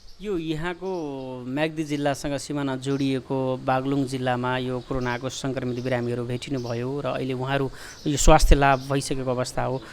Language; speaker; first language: Nepali; native; Nepali